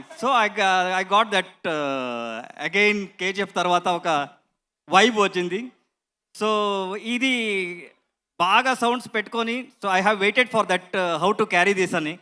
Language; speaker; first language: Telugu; non-native, learner; Kannada